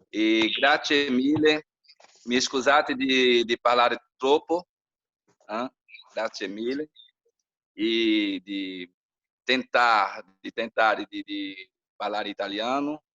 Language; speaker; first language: Italian; non-native, learner; Portuguese